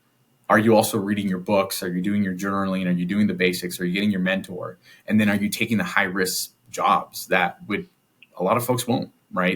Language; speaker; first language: English; native; English